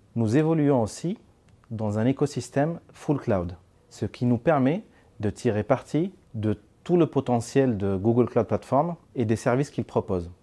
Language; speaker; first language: French; non-native, local second language; Arabic